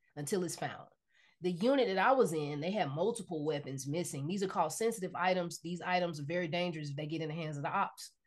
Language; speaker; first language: English; native; English